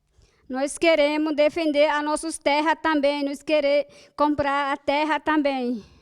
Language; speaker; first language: Portuguese; non-native, local second language; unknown